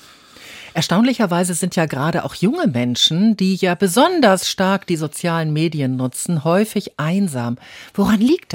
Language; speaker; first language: German; native; German